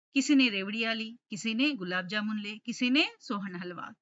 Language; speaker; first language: Hindi; non-native, local second language; Telugu